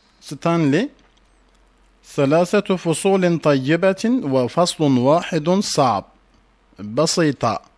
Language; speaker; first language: Arabic; non-native, fluent; Turkish